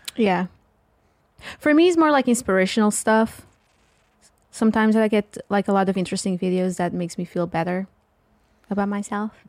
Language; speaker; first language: English; non-native, fluent; Portuguese